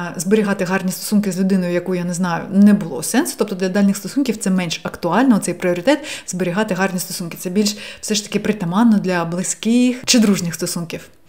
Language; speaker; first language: Ukrainian; non-native, local second language; Russian